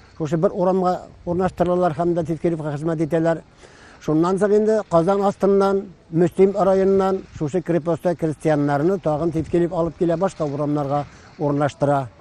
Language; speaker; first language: Tatar; native; Tatar